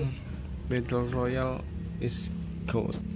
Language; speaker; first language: English; non-native, learner; Indonesian